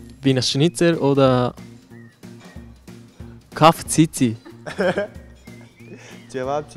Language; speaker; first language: German; non-native, learner; Japanese